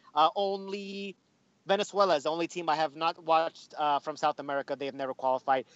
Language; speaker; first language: English; early bilingual, other home language; Spanish